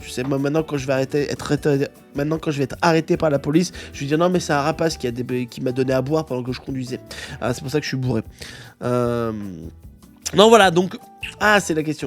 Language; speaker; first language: French; native; French